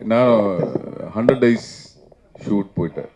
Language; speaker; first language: Tamil; non-native, learner; Malayalam